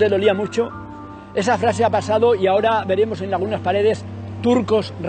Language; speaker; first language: Spanish; native; Spanish